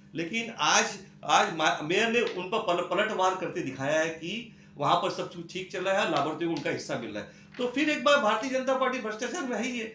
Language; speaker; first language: Hindi; non-native, local second language; Marathi